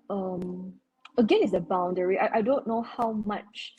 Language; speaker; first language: English; non-native, local second language; Chinese